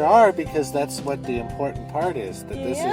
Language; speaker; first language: English; native; English